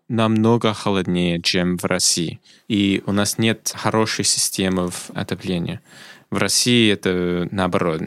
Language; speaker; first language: Russian; non-native, fluent; English